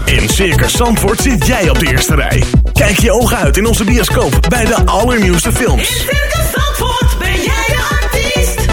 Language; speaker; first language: Dutch; native; Dutch